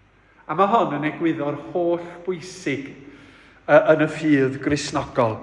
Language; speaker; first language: Welsh; native; Welsh